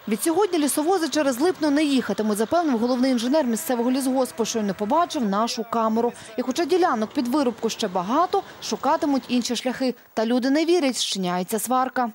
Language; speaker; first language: Ukrainian; native; Ukrainian